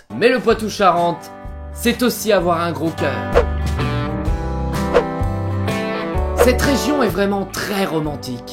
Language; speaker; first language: French; native; French